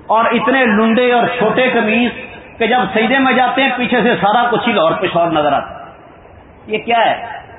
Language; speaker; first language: Urdu; non-native, local second language; Punjabi